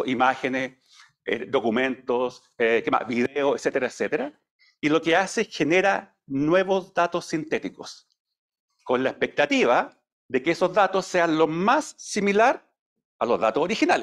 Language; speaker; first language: Spanish; native; Spanish